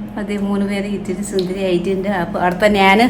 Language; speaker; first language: Malayalam; non-native, fluent; Nepali